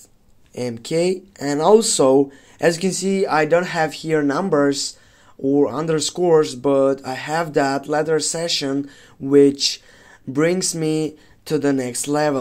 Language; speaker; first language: English; non-native, fluent; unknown